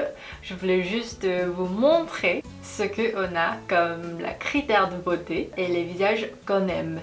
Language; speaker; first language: French; non-native, fluent; Korean